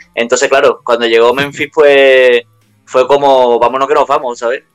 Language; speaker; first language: Spanish; native; Spanish